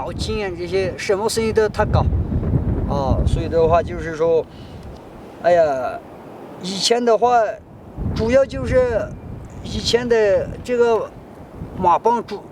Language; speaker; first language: Chinese; native; Chinese